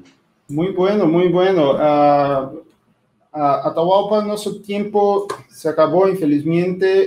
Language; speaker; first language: Spanish; non-native, fluent; Portuguese